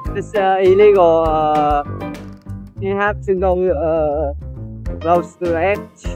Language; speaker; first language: English; non-native, learner; Vietnamese